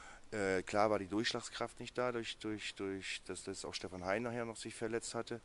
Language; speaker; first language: German; native; German